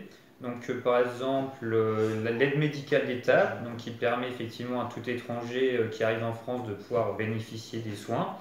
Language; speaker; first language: French; native; French